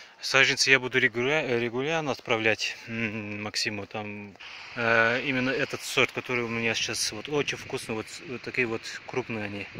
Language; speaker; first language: Russian; non-native, fluent; Azerbaijani